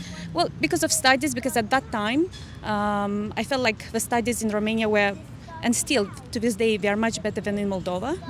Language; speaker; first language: English; non-native, fluent; Romanian